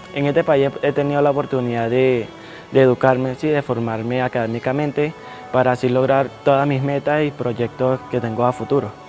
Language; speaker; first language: Spanish; native; Spanish